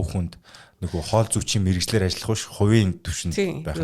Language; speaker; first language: Mongolian; native; Mongolian